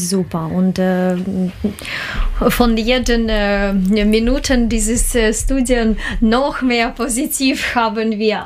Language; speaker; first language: German; non-native, learner; Russian